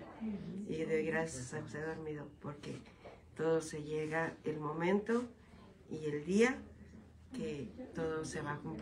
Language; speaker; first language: Spanish; native; Spanish